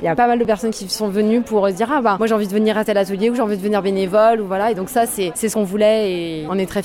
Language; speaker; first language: French; native; French